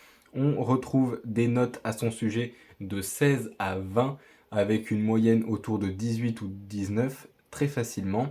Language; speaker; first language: French; native; French